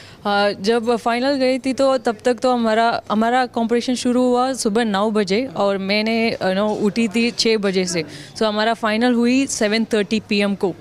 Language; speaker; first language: Hindi; non-native, local second language; Tamil